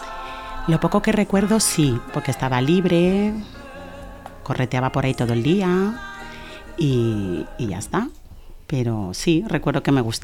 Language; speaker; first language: Spanish; early bilingual, other home language; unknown